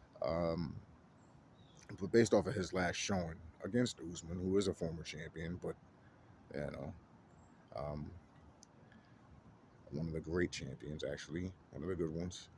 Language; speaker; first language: English; native; English